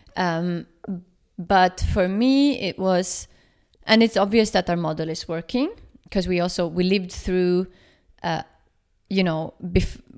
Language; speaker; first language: English; non-native, fluent; Swedish